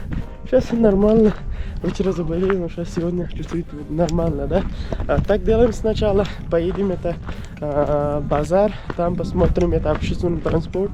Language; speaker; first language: Russian; non-native, learner; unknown